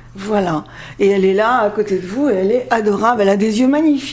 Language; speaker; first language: French; native; French